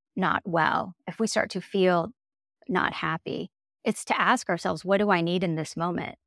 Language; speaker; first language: English; native; English